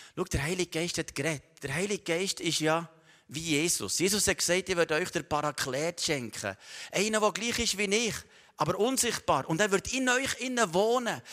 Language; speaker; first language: German; native; German